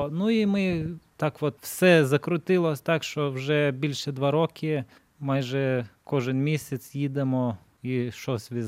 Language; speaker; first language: Ukrainian; non-native, learner; Lithuanian